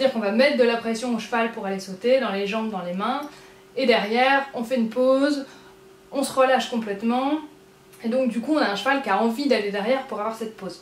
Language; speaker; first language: French; native; French